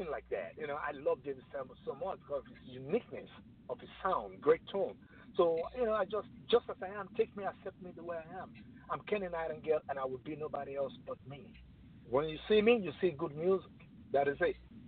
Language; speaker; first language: English; non-native, local second language; Yoruba